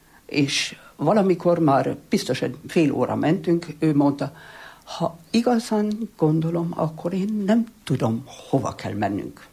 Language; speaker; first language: Hungarian; non-native, fluent; German